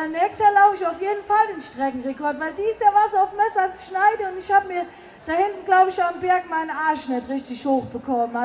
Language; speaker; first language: German; native; German